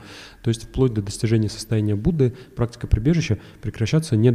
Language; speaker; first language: Russian; native; Russian